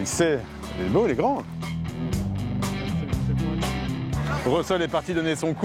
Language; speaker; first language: French; native; French